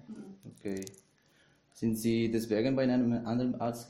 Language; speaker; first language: German; non-native, learner; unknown